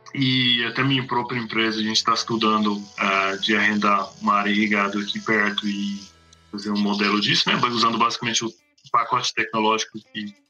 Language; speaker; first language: Portuguese; non-native, fluent; English